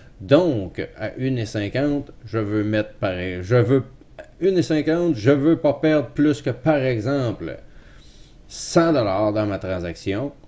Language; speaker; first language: French; native; French